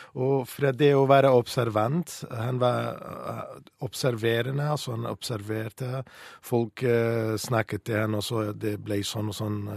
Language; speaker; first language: Norwegian; non-native, fluent; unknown